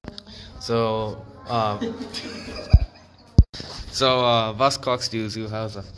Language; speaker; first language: German; non-native, learner; English